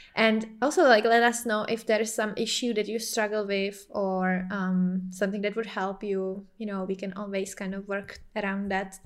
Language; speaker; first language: English; non-native, fluent; Czech